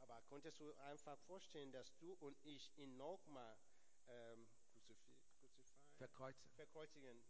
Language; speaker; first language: German; non-native, learner; English